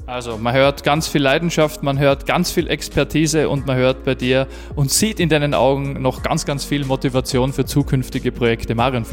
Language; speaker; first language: German; native; German